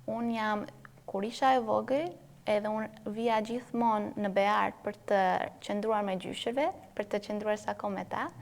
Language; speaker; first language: Albanian; early bilingual, heritage; Albanian